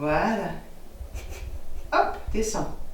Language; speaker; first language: French; non-native, fluent; German